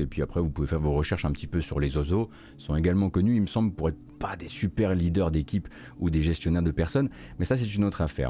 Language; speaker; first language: French; native; French